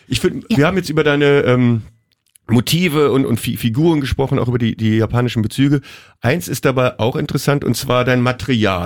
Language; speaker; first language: German; native; German